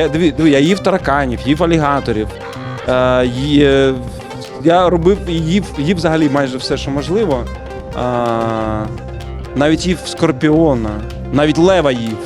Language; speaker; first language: Ukrainian; native; Ukrainian